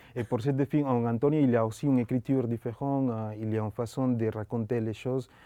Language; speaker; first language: French; non-native, learner; Spanish